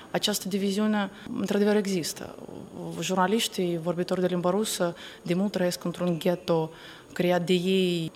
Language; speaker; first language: Romanian; non-native, local second language; Russian